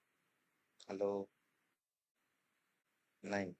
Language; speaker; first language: German; non-native, fluent; Bangla